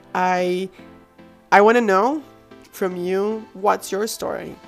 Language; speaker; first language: English; non-native, fluent; Portuguese